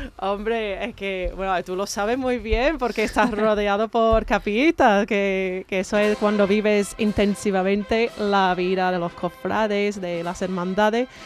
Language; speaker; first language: Spanish; non-native, fluent; English